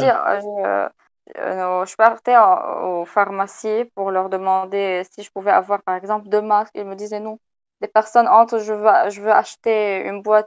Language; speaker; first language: French; non-native, local second language; Arabic